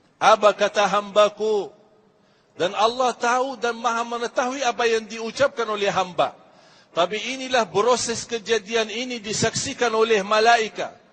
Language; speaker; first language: Malay; non-native, fluent; Arabic